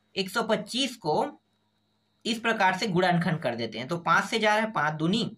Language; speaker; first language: Hindi; native; Hindi